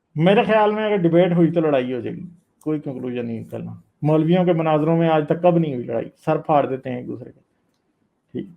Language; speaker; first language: Urdu; non-native, local second language; Punjabi